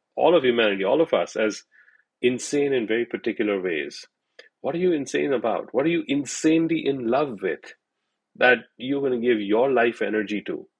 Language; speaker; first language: English; non-native, local second language; Hindi